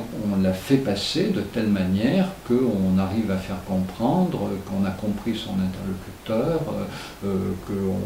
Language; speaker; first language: French; native; French